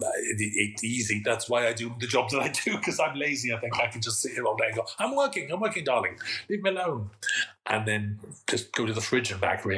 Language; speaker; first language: English; native; English